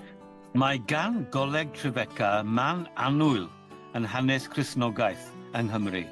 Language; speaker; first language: Welsh; native; Welsh